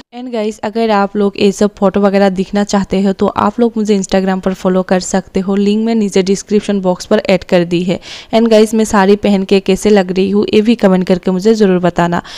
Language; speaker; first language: Hindi; non-native, local second language; Assamese